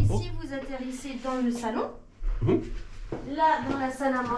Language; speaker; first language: French; native; French